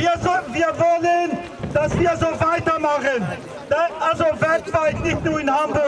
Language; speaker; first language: German; non-native, fluent; Kurdish